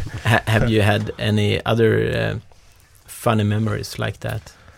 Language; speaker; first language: English; non-native, fluent; Swedish